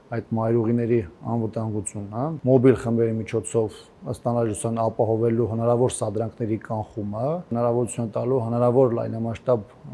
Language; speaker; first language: Armenian; native; Armenian